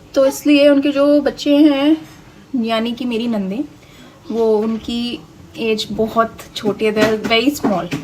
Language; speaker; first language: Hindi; native; Hindi